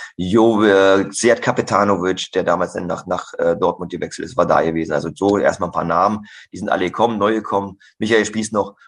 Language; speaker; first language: German; native; German